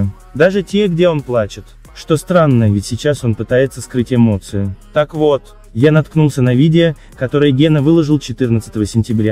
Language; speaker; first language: Russian; native; Russian